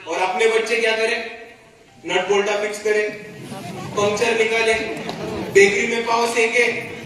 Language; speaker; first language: Hindi; non-native, local second language; Marathi